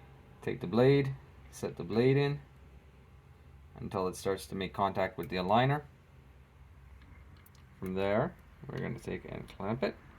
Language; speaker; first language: English; native; English